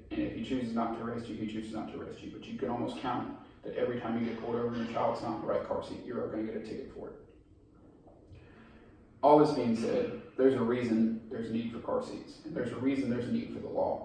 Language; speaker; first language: English; native; English